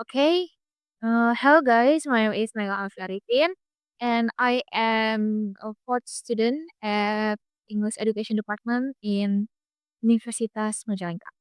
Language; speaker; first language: English; non-native, fluent; Indonesian